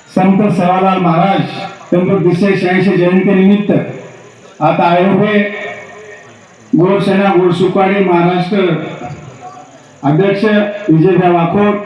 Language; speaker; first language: Marathi; non-native, local second language; Lambadi